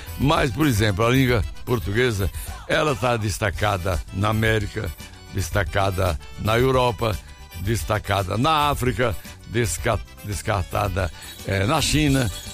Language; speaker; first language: Portuguese; native; Portuguese